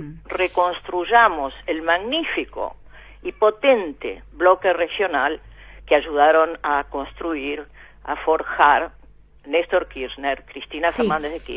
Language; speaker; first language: Spanish; native; Spanish